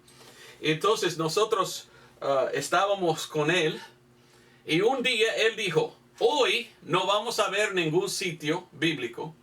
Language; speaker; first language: Spanish; non-native, fluent; English